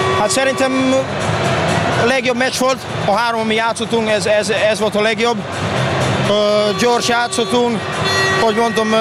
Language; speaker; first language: Hungarian; non-native, learner; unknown